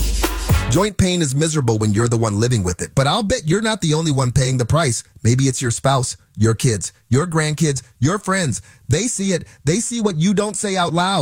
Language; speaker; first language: English; native; English